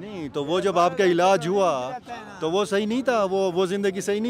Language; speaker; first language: Urdu; native; Urdu